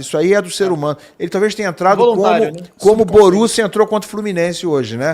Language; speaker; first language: Portuguese; native; Portuguese